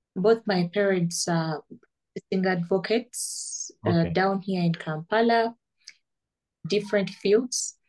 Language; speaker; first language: English; non-native, local second language; Ganda